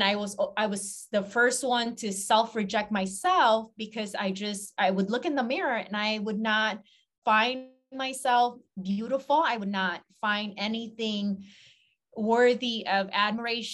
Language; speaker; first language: English; non-native, local second language; Filipino